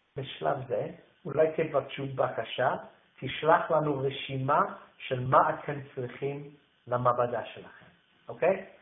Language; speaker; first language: Hebrew; non-native, fluent; English